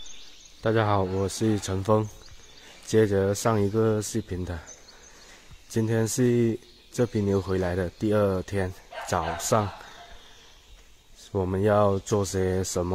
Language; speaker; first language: Chinese; non-native, local second language; Cantonese